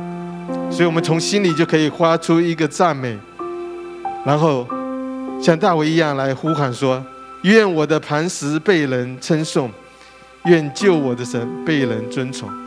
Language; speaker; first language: Chinese; native; Chinese